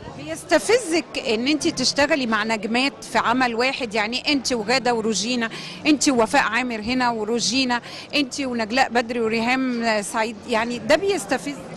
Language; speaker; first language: Egyptian Arabic; native; Egyptian Arabic